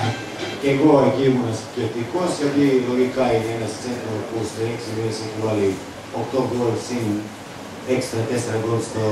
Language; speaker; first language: Greek; non-native, fluent; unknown